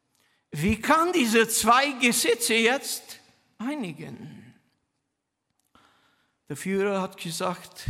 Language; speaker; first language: German; non-native, fluent; Romanian